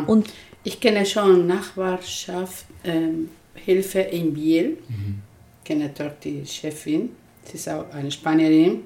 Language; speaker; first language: German; non-native, learner; Spanish